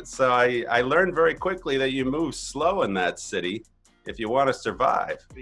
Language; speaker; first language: English; native; English